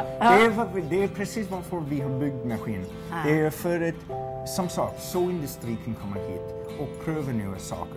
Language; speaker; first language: Swedish; non-native, fluent; English